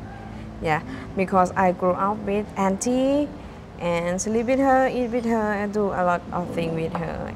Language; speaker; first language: English; non-native, learner; Thai